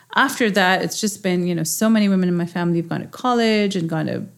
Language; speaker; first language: English; non-native, local second language; Urdu